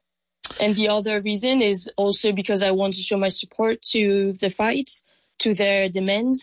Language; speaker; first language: English; non-native, fluent; French